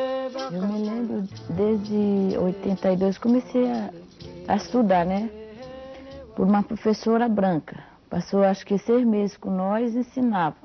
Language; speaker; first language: Portuguese; non-native, local second language; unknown